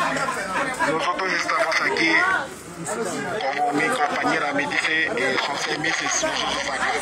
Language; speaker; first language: Spanish; non-native, learner; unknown